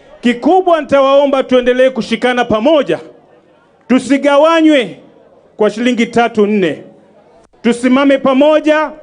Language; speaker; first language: Swahili; native; Swahili